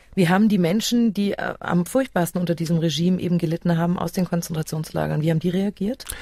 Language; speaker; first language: German; native; German